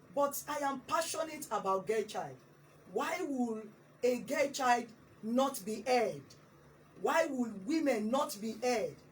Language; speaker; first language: English; non-native, local second language; Yoruba